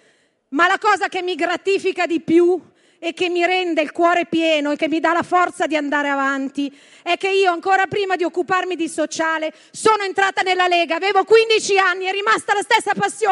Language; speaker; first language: Italian; native; Italian